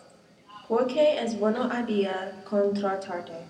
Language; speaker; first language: Spanish; non-native, learner; English